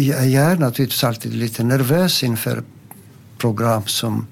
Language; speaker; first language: Swedish; non-native, fluent; Greek